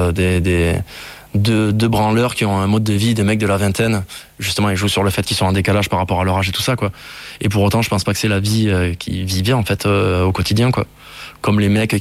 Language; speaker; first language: French; native; French